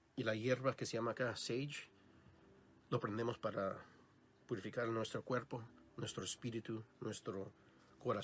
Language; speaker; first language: Spanish; non-native, learner; English